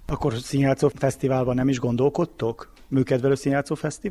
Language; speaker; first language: Hungarian; native; Hungarian